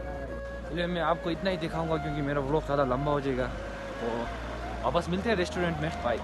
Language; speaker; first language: Hindi; non-native, local second language; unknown